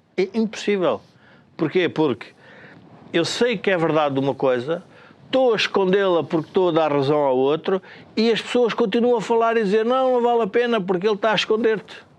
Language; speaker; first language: Portuguese; native; Portuguese